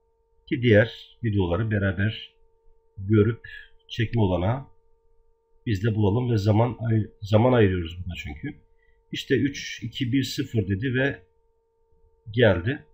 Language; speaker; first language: Turkish; native; Turkish